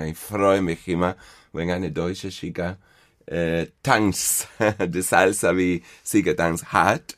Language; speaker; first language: German; non-native, fluent; Spanish